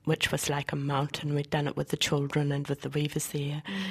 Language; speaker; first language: English; native; English